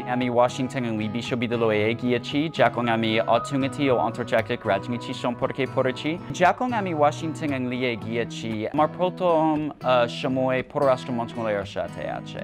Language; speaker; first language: Bangla; non-native, learner; English